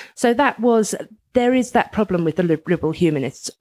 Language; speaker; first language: English; native; English